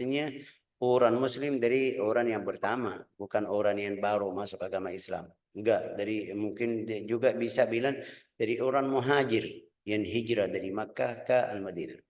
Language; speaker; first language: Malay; non-native, fluent; Arabic